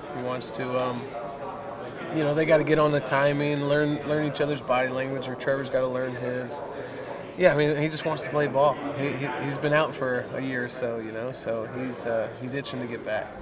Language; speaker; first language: English; native; English